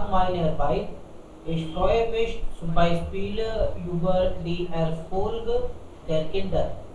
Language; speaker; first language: German; non-native, learner; Hindi